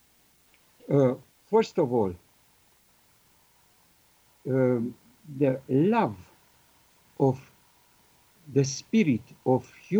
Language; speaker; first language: English; non-native, fluent; Romanian